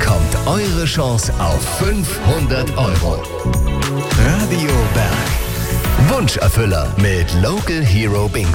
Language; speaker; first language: German; native; German